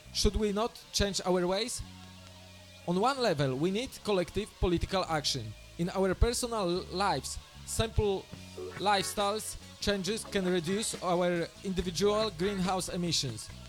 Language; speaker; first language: English; non-native, fluent; Polish